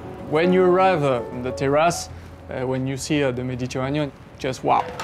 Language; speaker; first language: English; non-native, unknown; French